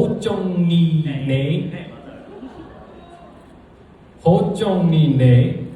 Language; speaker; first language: Chinese; non-native, learner; Korean